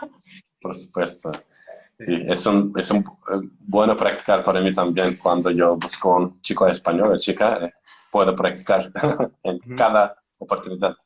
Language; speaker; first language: Spanish; non-native, learner; Turkish